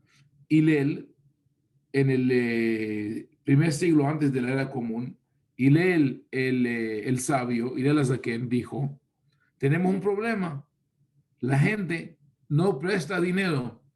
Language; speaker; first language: Spanish; non-native, fluent; Hebrew